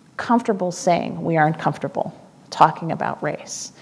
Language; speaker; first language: English; native; English